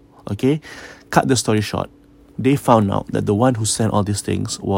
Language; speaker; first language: English; native; English